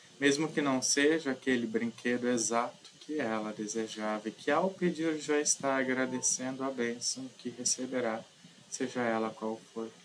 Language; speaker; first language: Portuguese; native; Portuguese